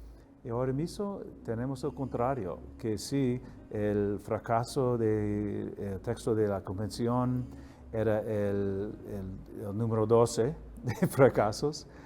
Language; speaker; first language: Spanish; non-native, fluent; English